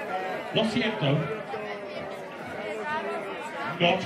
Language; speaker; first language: Spanish; non-native, learner; English